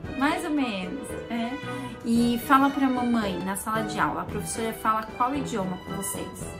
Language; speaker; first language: Portuguese; native; Portuguese